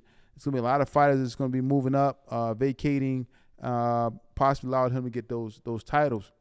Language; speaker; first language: English; native; English